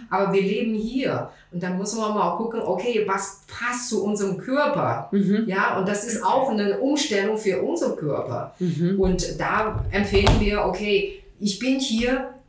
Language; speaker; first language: German; non-native, fluent; Chinese